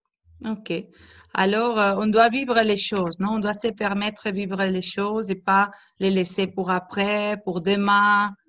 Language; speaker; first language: French; non-native, fluent; Spanish